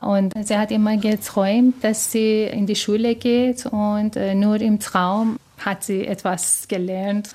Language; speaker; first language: German; non-native, fluent; Persian